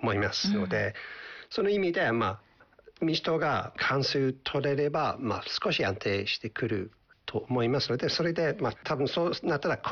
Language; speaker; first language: Japanese; non-native, fluent; English